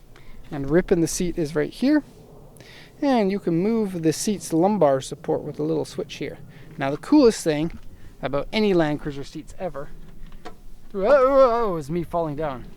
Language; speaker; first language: English; native; English